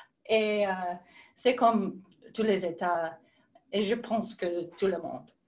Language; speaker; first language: French; non-native, learner; English